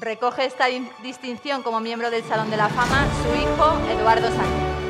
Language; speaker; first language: Spanish; native; Spanish